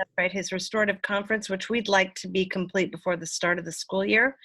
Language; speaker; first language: English; native; English